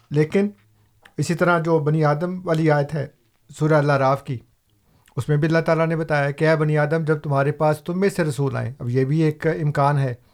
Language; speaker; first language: Urdu; non-native, local second language; Punjabi